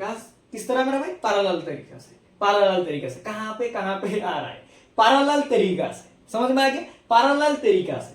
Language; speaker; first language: Hindi; non-native, local second language; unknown